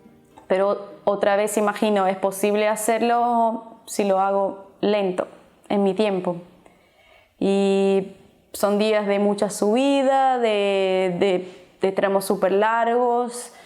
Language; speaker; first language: Spanish; non-native, fluent; Portuguese